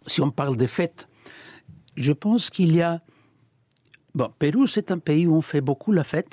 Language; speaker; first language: French; non-native, fluent; Spanish